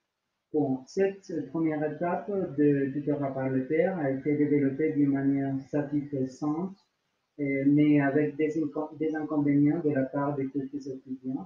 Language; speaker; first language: French; non-native, learner; Spanish